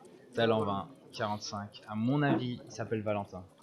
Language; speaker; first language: French; native; French